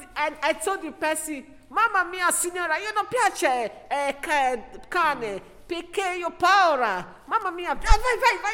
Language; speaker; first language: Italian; non-native, learner; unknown